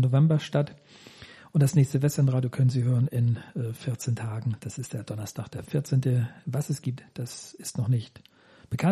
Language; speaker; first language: German; native; German